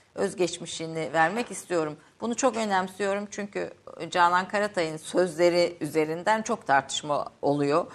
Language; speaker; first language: Turkish; native; Turkish